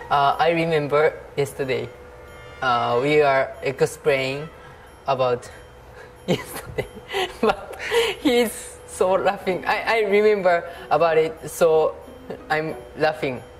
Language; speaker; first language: English; non-native, local second language; Cebuano